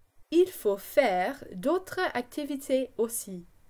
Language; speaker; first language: French; non-native, fluent; English